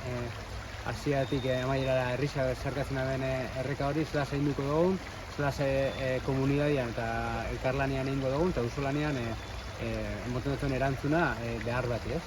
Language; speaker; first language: Basque; native; Basque